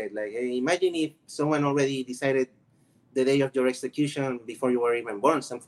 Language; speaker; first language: English; non-native, fluent; Spanish